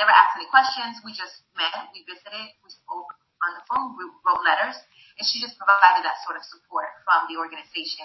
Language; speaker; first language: English; non-native, fluent; Spanish